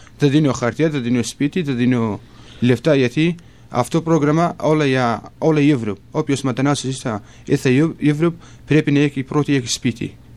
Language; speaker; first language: Greek; non-native, learner; Kurdish